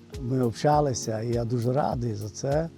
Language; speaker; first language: Ukrainian; non-native, local second language; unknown